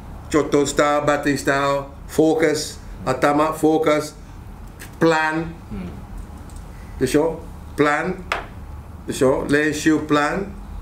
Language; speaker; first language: Japanese; non-native, learner; English